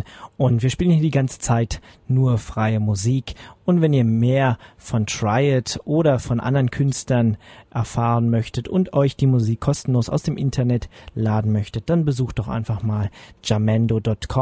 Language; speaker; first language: German; native; German